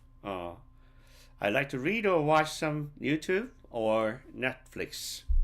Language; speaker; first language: English; non-native, fluent; Korean